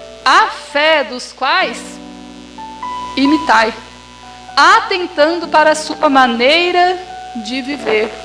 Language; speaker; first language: Portuguese; native; Portuguese